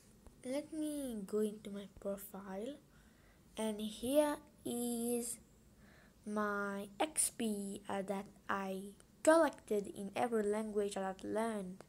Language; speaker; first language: English; non-native, fluent; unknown